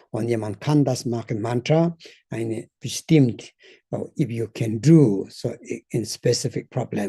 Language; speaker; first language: German; non-native, learner; Tibetan